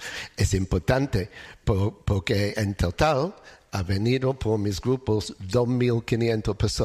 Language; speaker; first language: Spanish; non-native, learner; English